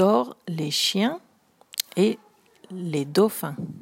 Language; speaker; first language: French; non-native, learner; English